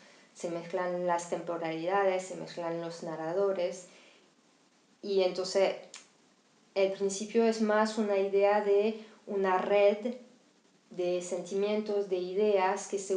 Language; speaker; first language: Spanish; non-native, fluent; French